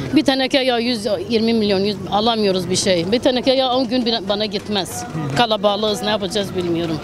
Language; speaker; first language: Turkish; native; Turkish